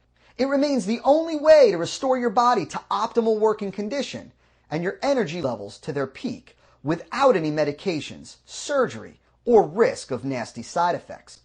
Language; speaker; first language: English; native; English